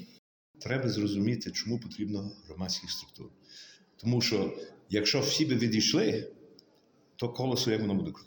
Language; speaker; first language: Ukrainian; early bilingual, heritage; Ukrainian